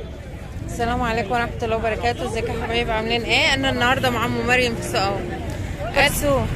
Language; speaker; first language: Arabic; native; Arabic